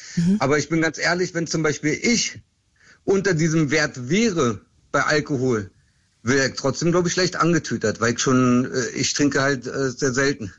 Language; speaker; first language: German; native; German